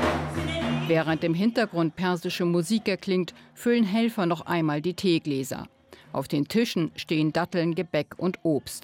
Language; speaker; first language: German; native; German